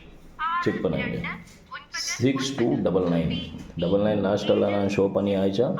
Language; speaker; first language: Tamil; non-native, learner; Kannada